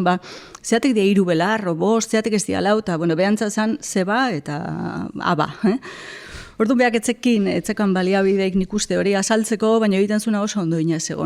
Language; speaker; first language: Basque; native; Basque